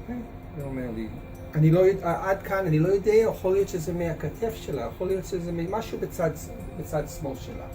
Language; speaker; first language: Hebrew; non-native, fluent; English